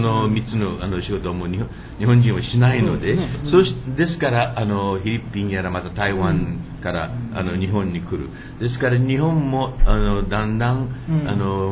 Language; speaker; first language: Japanese; early bilingual, heritage; English